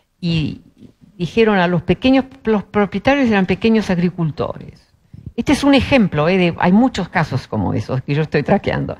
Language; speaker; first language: Spanish; early bilingual, other home language; Dutch